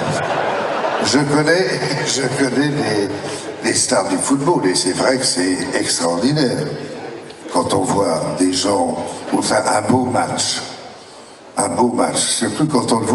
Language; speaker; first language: French; native; French